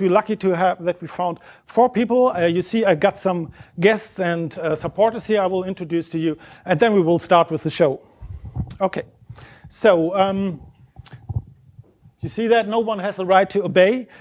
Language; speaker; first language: English; non-native, fluent; German